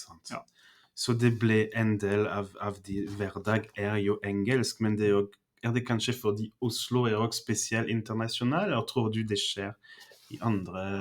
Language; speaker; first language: Norwegian; non-native, fluent; French